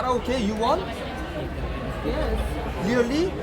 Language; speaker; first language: English; non-native, learner; Korean